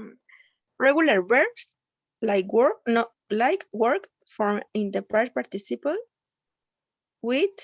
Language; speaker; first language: English; non-native, learner; Spanish